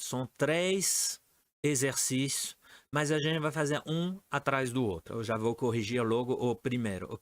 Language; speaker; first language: Portuguese; non-native, fluent; French